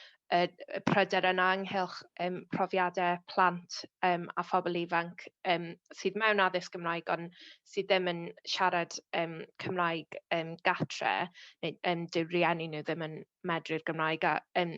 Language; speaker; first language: Welsh; native; Welsh